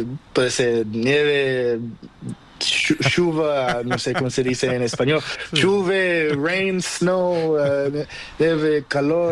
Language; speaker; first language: Spanish; non-native, learner; Portuguese